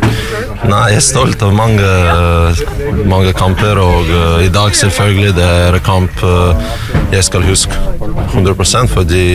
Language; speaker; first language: Norwegian; non-native, fluent; Russian